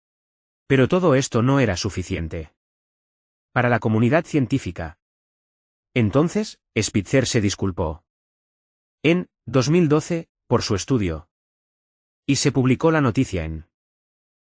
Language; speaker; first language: Spanish; non-native, fluent; Arabic